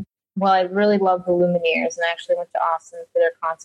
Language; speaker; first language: English; native; English